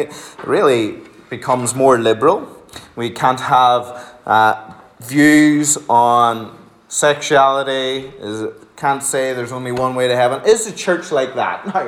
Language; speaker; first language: English; native; English